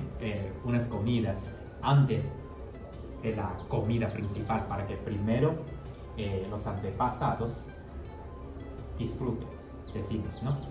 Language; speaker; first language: Spanish; non-native, fluent; Chinese